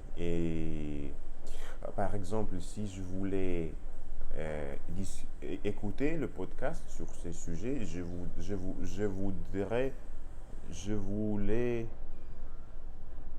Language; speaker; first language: French; non-native, learner; Russian